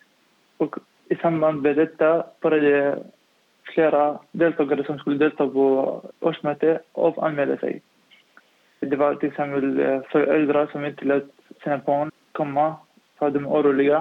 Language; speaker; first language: Swedish; non-native, fluent; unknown